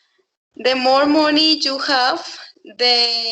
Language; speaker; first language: English; non-native, learner; Spanish